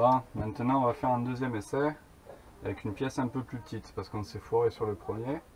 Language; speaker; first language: French; native; French